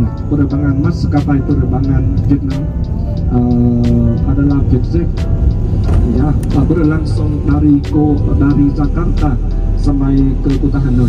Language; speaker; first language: Indonesian; non-native, learner; Vietnamese